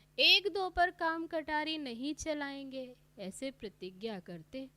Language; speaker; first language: Hindi; native; Hindi